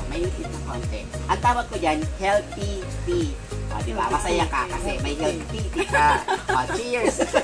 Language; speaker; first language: Filipino; non-native, local second language; Bikol